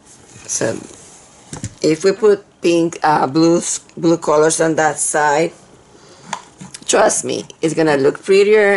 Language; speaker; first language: English; non-native, fluent; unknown